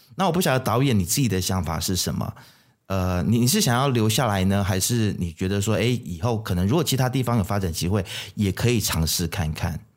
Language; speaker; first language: Chinese; native; Chinese